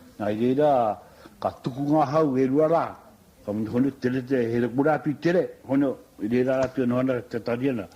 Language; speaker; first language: Māori; native; Māori